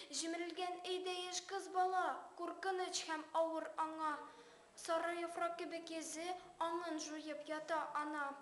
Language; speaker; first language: Tatar; non-native, local second language; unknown